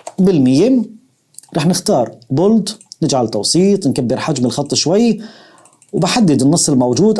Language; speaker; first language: Arabic; native; Arabic